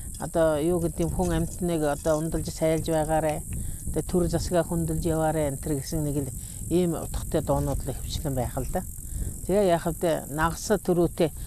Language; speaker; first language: Mongolian; non-native, local second language; Buriat